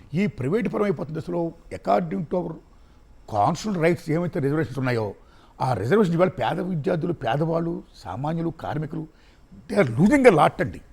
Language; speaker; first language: Telugu; native; Telugu